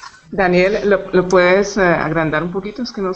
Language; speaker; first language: Spanish; native; Spanish